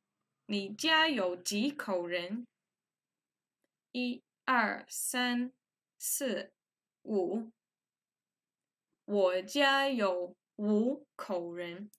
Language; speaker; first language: Chinese; non-native, fluent; English